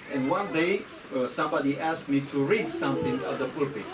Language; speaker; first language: English; non-native, fluent; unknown